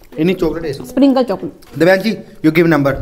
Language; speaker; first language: English; non-native, learner; Hindi